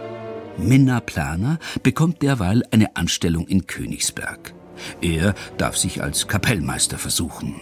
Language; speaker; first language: German; native; German